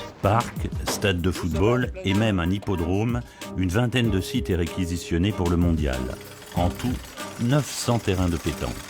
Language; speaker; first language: French; native; French